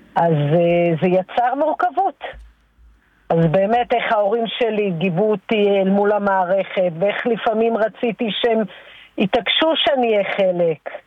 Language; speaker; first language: Hebrew; native; Hebrew